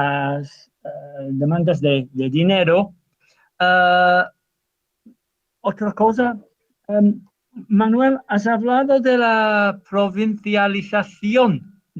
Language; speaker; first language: Spanish; non-native, fluent; English